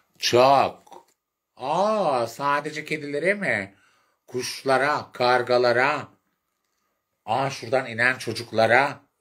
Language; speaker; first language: Turkish; non-native, local second language; Arabic